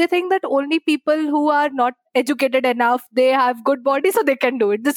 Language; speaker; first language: English; non-native, local second language; Bangla